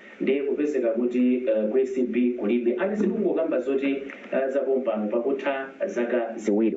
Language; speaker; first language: Nyanja; native; Nyanja